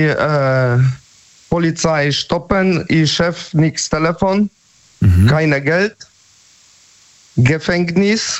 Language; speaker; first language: German; non-native, learner; Polish